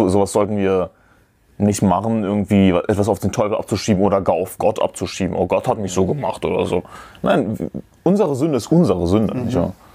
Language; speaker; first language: German; native; German